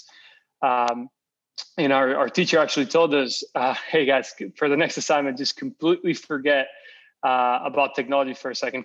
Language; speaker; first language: English; non-native, fluent; Spanish